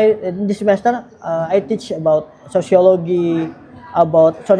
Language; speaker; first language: English; non-native, learner; Indonesian